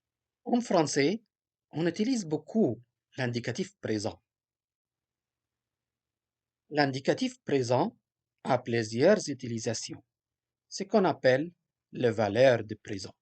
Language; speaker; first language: French; non-native, local second language; Arabic